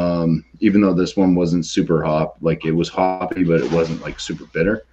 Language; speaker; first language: English; native; English